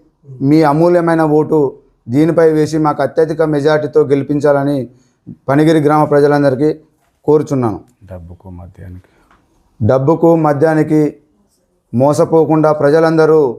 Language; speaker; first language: Telugu; native; Telugu